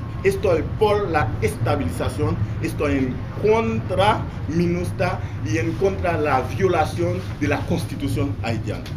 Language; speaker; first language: Spanish; non-native, fluent; Haitian Creole